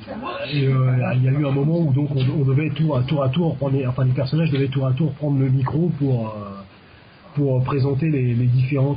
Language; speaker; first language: French; native; French